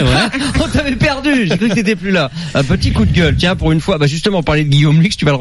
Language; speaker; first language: French; native; French